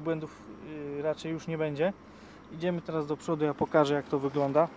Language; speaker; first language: Polish; native; Polish